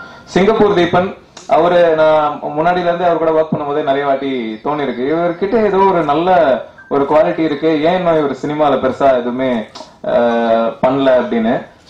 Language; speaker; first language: Tamil; native; Tamil